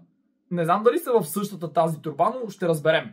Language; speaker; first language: Bulgarian; native; Bulgarian